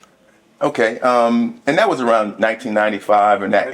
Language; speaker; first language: English; native; English